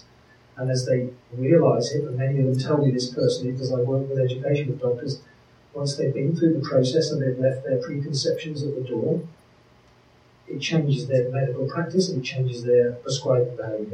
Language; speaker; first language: English; native; English